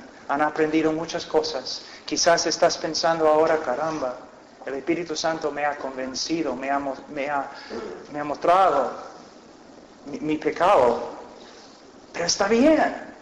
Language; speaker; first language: Spanish; non-native, fluent; English